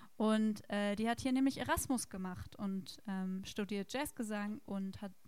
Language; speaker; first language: German; native; German